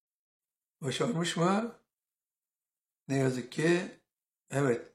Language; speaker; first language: Turkish; native; Turkish